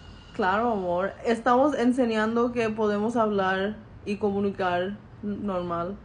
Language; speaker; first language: Spanish; non-native, learner; Bangla